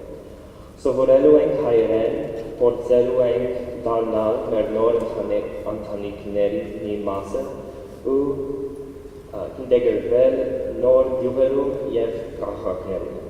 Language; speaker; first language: Armenian; non-native, learner; English